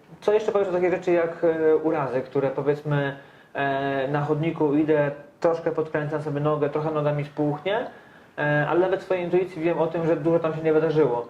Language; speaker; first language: Polish; native; Polish